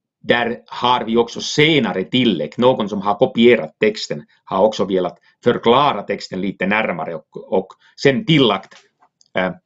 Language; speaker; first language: Swedish; non-native, local second language; Finnish